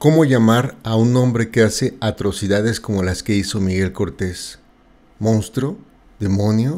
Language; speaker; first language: Spanish; native; Spanish